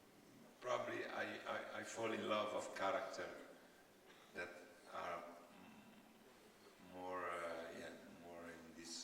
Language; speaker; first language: English; non-native, learner; Italian